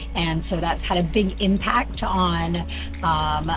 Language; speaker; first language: English; native; English